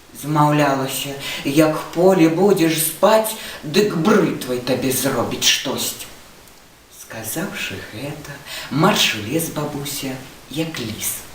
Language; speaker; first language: Belarusian; non-native, local second language; Russian